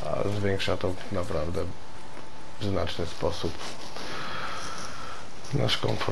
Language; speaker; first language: Polish; native; Polish